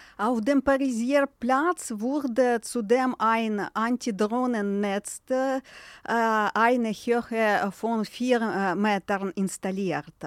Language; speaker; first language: German; non-native, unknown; Ukrainian